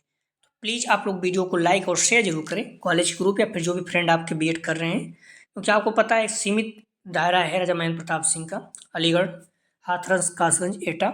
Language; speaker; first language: Hindi; native; Hindi